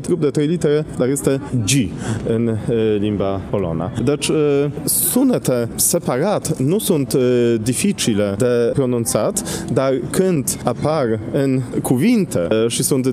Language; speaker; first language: Romanian; non-native, fluent; Polish